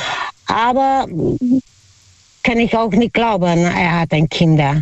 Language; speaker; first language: German; non-native, learner; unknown